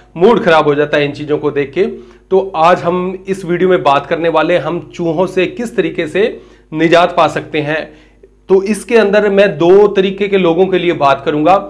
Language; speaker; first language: Hindi; native; Hindi